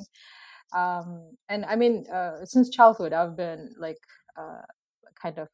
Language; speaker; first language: English; non-native, fluent; Uzbek